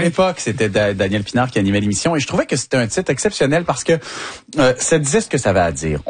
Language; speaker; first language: French; native; French